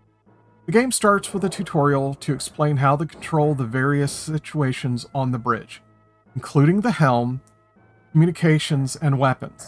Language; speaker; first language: English; native; English